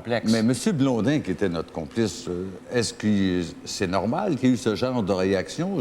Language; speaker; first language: French; native; French